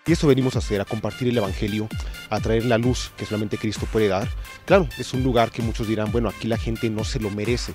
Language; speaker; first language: Spanish; native; Spanish